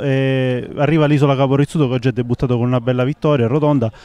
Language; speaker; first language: Italian; native; Italian